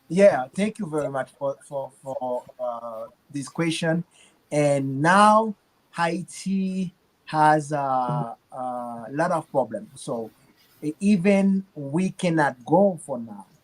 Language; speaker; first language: English; non-native, learner; Haitian Creole